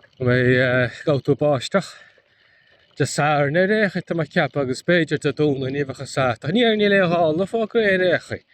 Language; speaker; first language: Irish; native; Irish